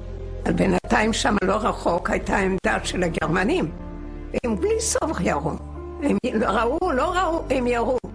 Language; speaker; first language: Hebrew; non-native, fluent; Yiddish